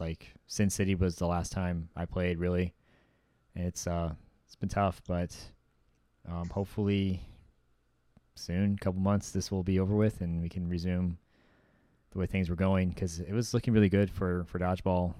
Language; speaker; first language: English; native; English